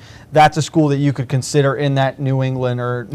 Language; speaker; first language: English; native; English